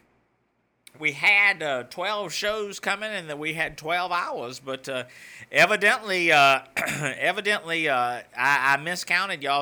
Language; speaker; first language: English; native; English